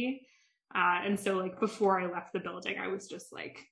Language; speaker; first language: English; native; English